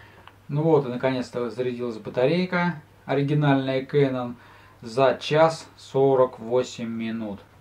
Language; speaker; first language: Russian; native; Russian